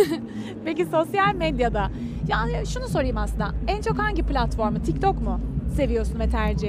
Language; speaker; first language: Turkish; native; Turkish